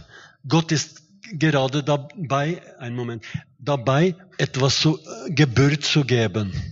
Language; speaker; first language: German; non-native, fluent; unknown